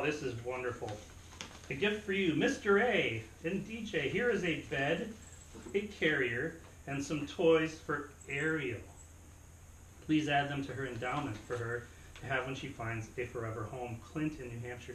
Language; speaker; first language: English; native; English